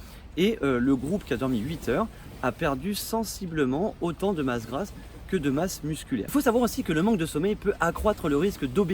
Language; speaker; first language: French; native; French